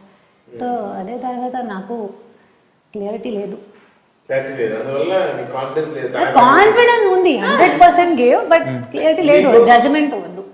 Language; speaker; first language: Telugu; non-native, learner; Hindi